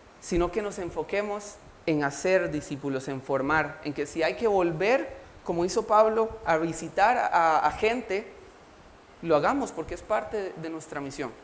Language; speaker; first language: Spanish; native; Spanish